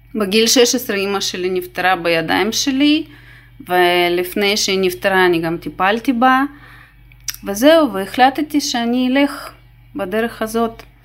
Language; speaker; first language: Hebrew; non-native, fluent; Russian